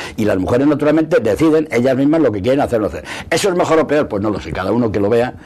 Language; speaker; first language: Spanish; native; Spanish